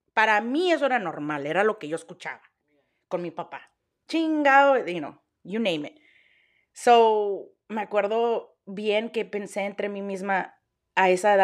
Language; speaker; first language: Spanish; early bilingual, heritage; Spanish